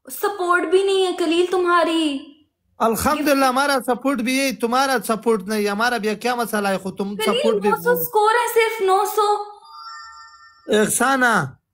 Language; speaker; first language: Hindi; non-native, local second language; Pashto